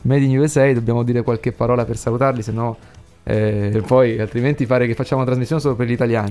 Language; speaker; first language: Italian; native; Italian